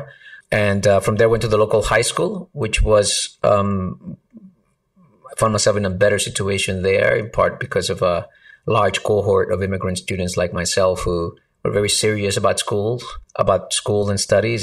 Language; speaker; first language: English; early bilingual, other home language; Spanish